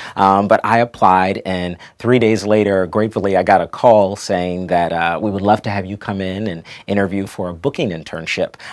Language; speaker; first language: English; native; English